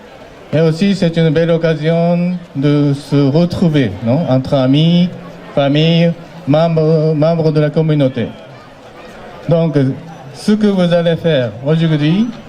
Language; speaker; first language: French; non-native, fluent; Japanese